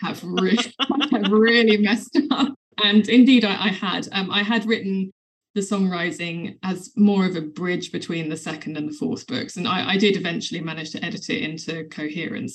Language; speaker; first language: English; native; English